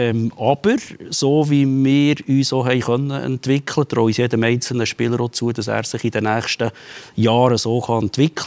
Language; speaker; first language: German; native; German